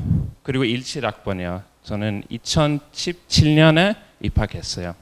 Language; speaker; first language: Korean; non-native, fluent; Norwegian